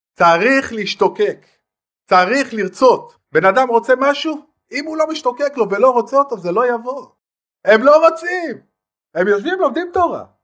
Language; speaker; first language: Hebrew; non-native, fluent; French